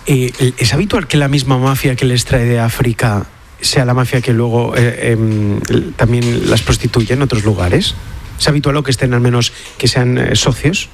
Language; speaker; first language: Spanish; native; Spanish